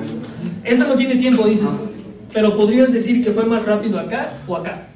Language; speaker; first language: Spanish; native; Spanish